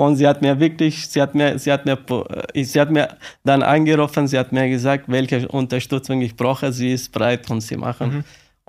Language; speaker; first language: German; non-native, learner; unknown